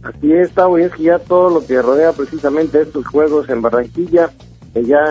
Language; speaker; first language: Spanish; native; Spanish